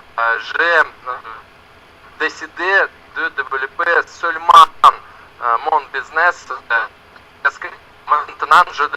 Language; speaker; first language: French; non-native, learner; Russian